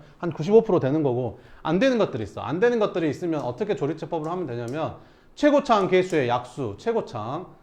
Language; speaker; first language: Korean; native; Korean